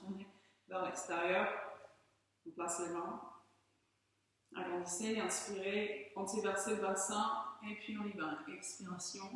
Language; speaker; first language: French; native; French